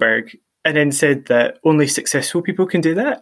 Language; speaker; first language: English; native; English